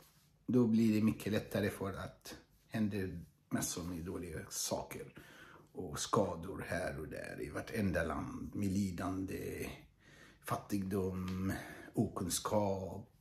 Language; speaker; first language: Swedish; non-native, fluent; Arabic